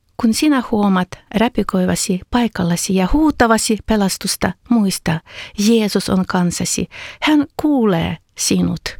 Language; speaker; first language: Finnish; non-native, fluent; Ukrainian